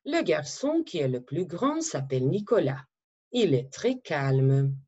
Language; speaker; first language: French; non-native, fluent; Macedonian